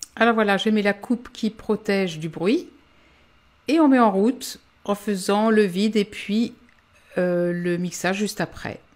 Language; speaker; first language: French; native; French